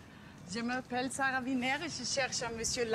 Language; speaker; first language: French; non-native, learner; German